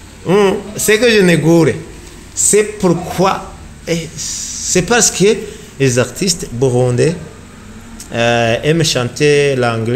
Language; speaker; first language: French; non-native, learner; Rundi